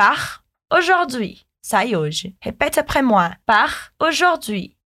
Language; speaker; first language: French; non-native, fluent; Portuguese